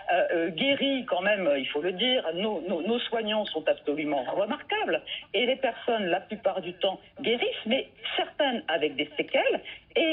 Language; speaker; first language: French; native; French